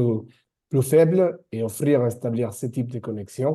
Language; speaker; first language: French; non-native, fluent; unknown